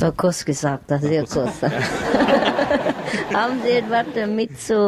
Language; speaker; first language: German; non-native, learner; Vietnamese